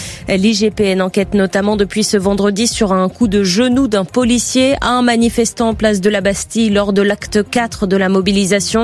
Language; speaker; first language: French; native; French